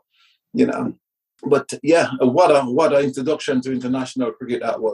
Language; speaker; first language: English; early bilingual, other home language; Jamaican Creole English